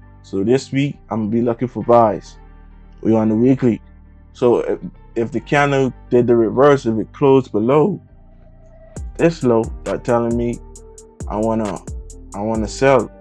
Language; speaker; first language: English; native; English